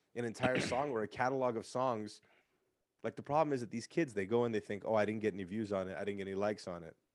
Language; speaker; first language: English; native; English